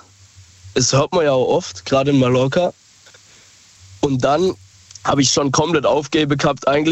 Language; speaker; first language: German; native; German